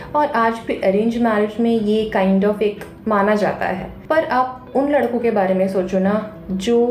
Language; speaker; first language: Hindi; non-native, local second language; Bangla